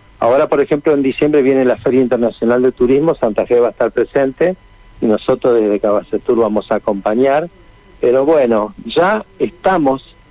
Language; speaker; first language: Spanish; native; Spanish